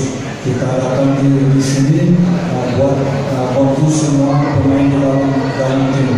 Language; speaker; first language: Indonesian; non-native, fluent; Portuguese